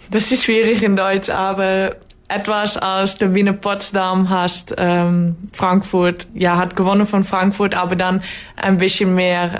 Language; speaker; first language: German; non-native, learner; Dutch